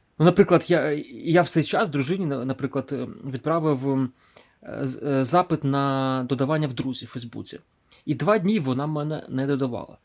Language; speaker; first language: Ukrainian; non-native, local second language; Russian